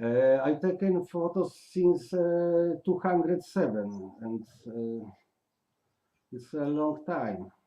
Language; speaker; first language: English; non-native, learner; Polish